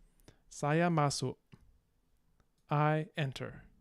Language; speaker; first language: Indonesian; non-native, learner; English